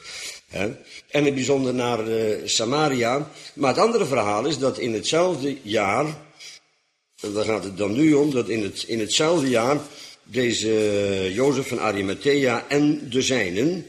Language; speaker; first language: Dutch; native; Dutch